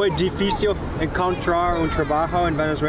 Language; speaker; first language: Spanish; non-native, learner; English